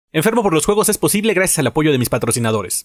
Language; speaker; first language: Spanish; native; Spanish